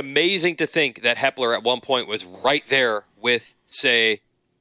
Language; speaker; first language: English; native; English